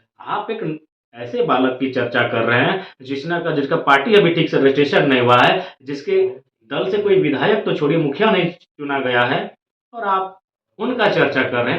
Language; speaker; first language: Hindi; non-native, local second language; Magahi